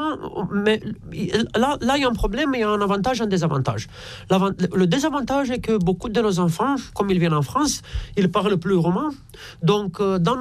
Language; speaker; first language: French; non-native, fluent; Romanian